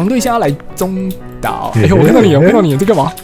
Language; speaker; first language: Chinese; native; Chinese